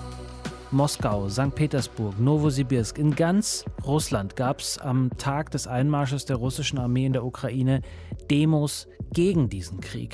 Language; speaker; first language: German; native; German